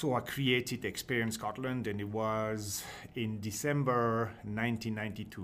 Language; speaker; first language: English; non-native, fluent; French